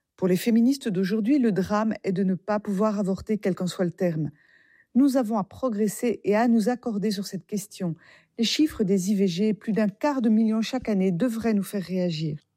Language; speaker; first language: French; native; French